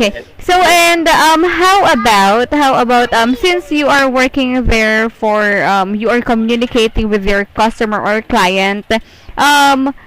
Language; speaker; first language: English; non-native, local second language; Filipino